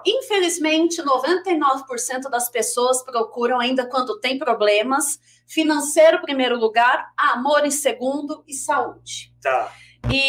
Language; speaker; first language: Portuguese; native; Portuguese